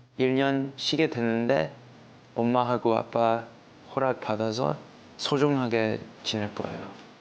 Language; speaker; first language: Korean; early bilingual, heritage; English